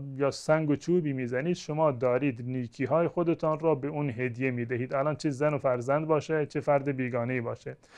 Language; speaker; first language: Persian; non-native, local second language; Baluchi